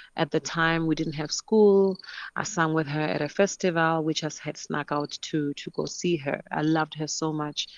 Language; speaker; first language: English; non-native, local second language; Northern Sotho